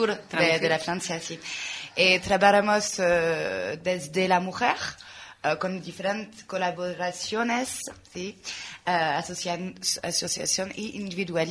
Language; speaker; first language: Spanish; non-native, learner; French